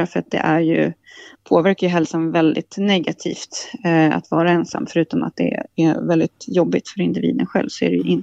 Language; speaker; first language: Swedish; native; Swedish